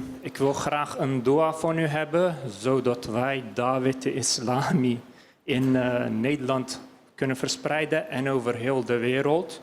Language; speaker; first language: Dutch; early bilingual, other home language; Turkish